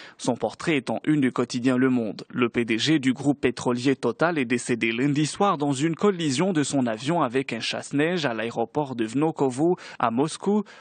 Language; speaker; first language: French; non-native, local second language; Arabic